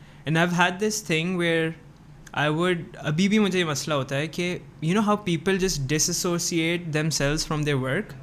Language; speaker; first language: English; early bilingual, other home language; Urdu